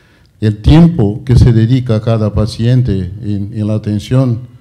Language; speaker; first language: Spanish; non-native, fluent; Portuguese